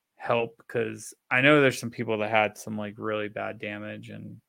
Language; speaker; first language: English; native; English